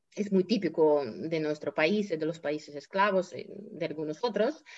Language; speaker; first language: Spanish; non-native, fluent; Russian